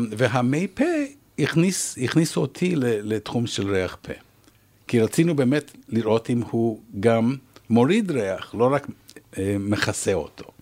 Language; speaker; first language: Hebrew; non-native, fluent; English